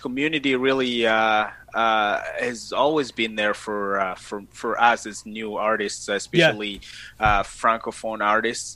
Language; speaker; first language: English; non-native, fluent; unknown